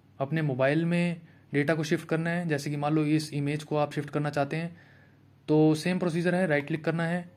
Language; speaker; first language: Hindi; native; Hindi